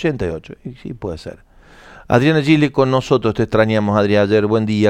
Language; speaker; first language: Spanish; native; Spanish